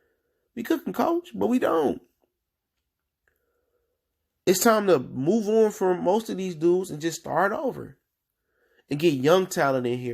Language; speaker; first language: English; native; English